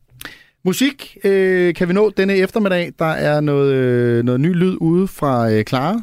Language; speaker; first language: Danish; native; Danish